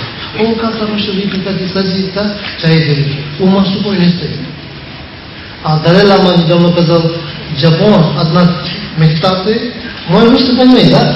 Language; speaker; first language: Russian; non-native, learner; Tibetan